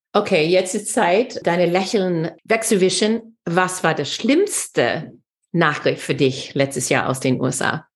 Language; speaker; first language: German; non-native, fluent; English